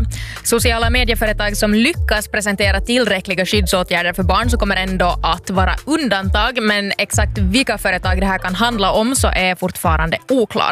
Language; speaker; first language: Swedish; native; Swedish